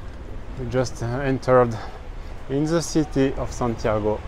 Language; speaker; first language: English; non-native, fluent; French